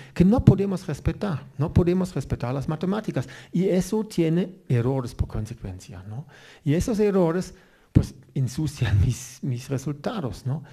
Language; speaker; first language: Spanish; non-native, fluent; German